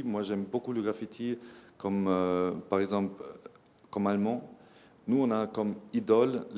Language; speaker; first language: French; non-native, fluent; German